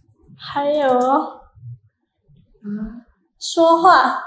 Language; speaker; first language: Chinese; non-native, fluent; Indonesian